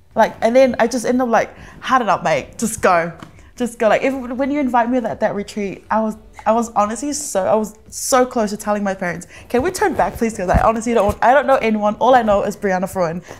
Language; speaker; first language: English; early bilingual, other home language; Samoan